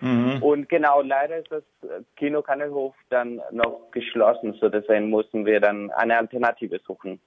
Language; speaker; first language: German; non-native, fluent; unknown